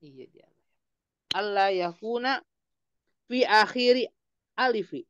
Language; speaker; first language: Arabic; non-native, learner; Indonesian